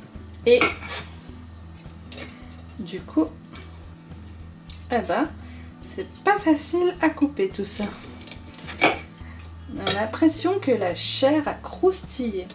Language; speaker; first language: French; native; French